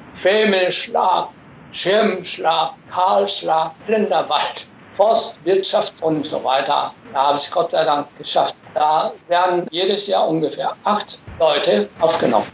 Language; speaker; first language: German; non-native, fluent; Chinese